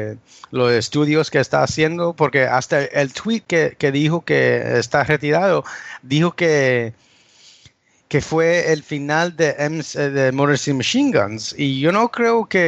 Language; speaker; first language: Spanish; early bilingual, heritage; English